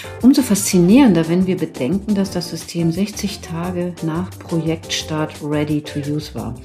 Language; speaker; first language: German; native; German